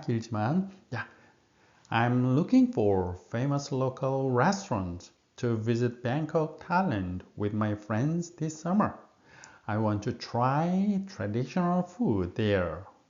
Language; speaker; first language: English; non-native, fluent; Korean